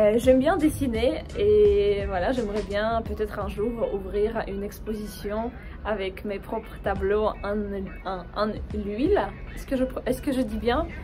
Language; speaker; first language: French; non-native, fluent; Russian